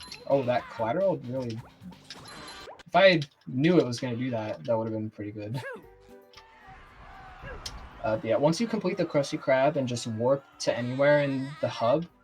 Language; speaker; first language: English; native; English